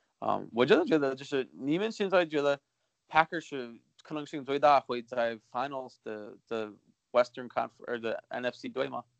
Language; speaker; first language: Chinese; early bilingual, heritage; Chinese